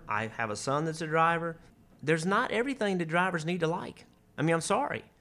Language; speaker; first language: English; native; English